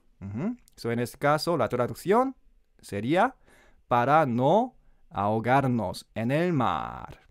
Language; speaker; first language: Spanish; non-native, learner; Korean